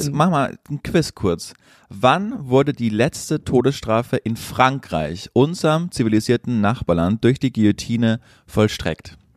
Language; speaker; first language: German; native; German